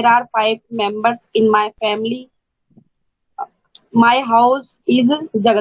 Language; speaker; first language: English; non-native, learner; Hindi